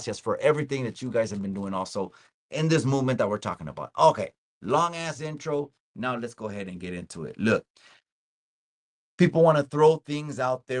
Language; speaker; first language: English; early bilingual, other home language; Spanish